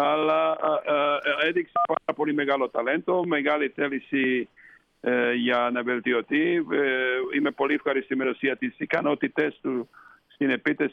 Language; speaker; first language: Greek; non-native, fluent; Slovenian